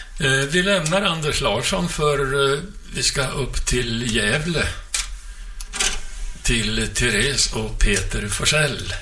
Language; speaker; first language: Swedish; native; Swedish